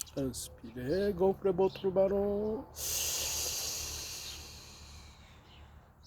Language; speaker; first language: French; non-native, fluent; Japanese